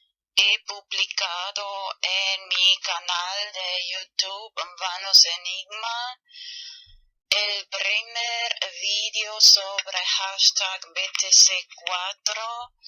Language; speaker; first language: Spanish; non-native, learner; German